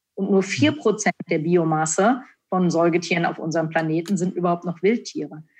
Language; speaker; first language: German; native; German